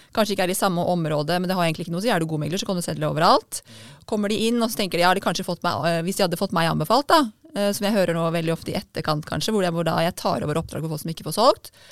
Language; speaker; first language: Norwegian; native; Norwegian